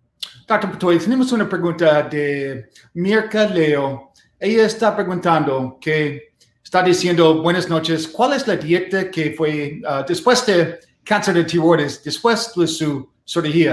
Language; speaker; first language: Spanish; non-native, fluent; English